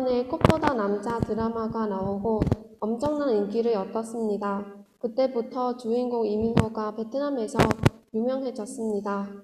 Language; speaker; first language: Korean; non-native, fluent; Vietnamese